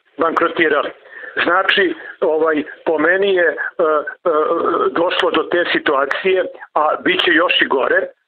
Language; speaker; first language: Serbian; native; Serbian